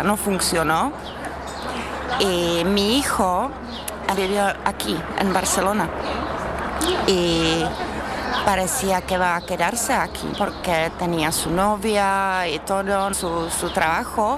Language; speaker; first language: Spanish; non-native, fluent; Czech